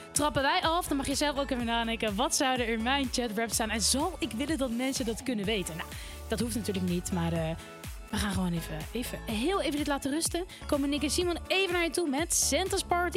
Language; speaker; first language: Dutch; native; Dutch